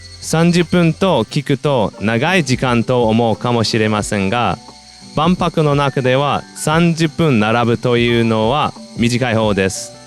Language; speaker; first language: Japanese; non-native, fluent; English